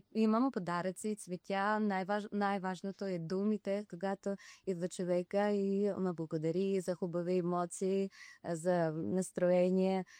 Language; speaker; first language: Bulgarian; early bilingual, heritage; Bulgarian